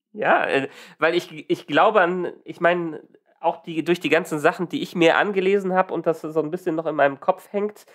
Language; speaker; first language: German; native; German